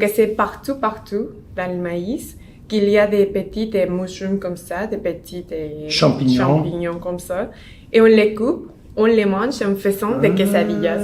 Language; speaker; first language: French; non-native, learner; Spanish